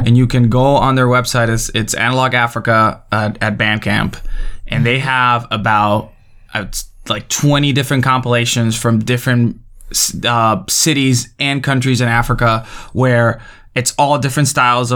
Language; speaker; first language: English; native; English